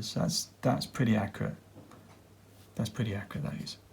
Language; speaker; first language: English; native; English